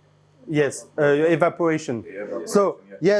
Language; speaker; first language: English; non-native, fluent; French